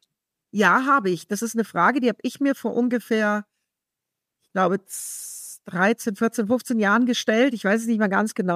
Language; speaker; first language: German; native; German